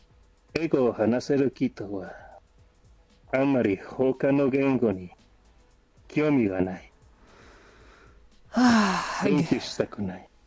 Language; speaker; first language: Japanese; non-native, learner; English